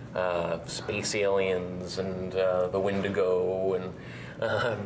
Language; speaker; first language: English; native; English